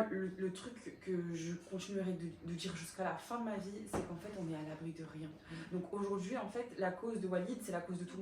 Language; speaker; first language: French; native; French